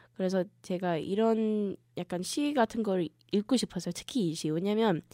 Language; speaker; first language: Korean; early bilingual, heritage; Korean